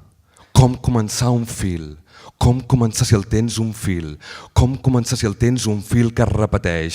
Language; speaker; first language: Catalan; native; Catalan